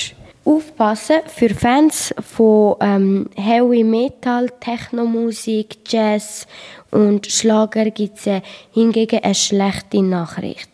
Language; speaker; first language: German; non-native, learner; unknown